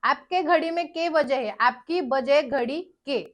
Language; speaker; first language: Hindi; non-native, local second language; Marathi